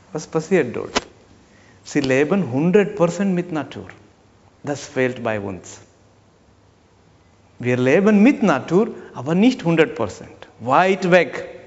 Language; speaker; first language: German; non-native, learner; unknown